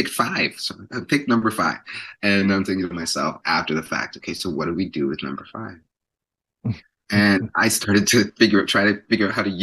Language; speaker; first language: English; native; English